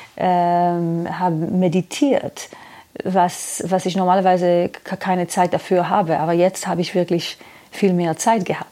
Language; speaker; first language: German; non-native, fluent; Hebrew